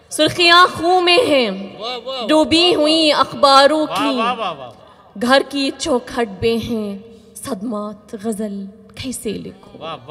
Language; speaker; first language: Urdu; non-native, fluent; Arabic